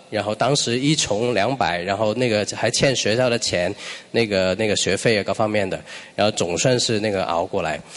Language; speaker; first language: Chinese; non-native, local second language; Cantonese